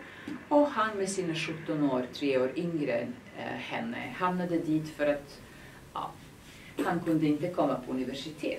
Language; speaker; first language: Swedish; non-native, fluent; Serbian